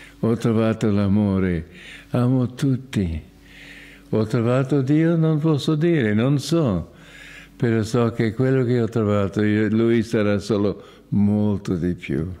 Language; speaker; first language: Italian; non-native, fluent; English